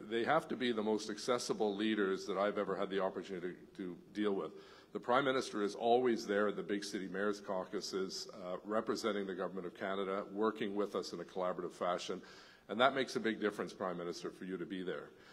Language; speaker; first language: English; native; English